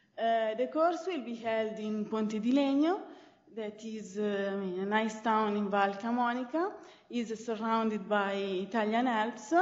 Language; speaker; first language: English; non-native, fluent; Italian